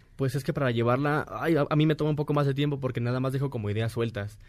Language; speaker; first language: Spanish; native; Spanish